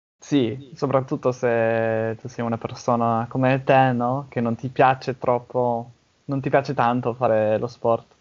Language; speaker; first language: Italian; non-native, learner; English